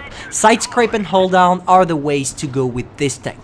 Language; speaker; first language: English; non-native, fluent; French